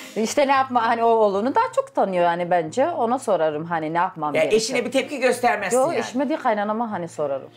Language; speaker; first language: Turkish; native; Turkish